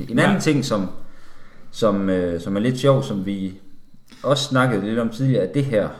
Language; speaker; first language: Danish; native; Danish